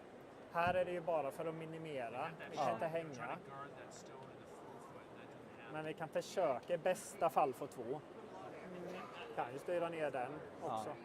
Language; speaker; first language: Swedish; native; Swedish